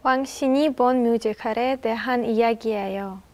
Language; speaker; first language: Korean; non-native, learner; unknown